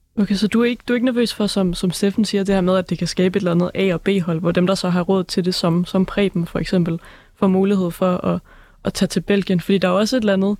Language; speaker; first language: Danish; native; Danish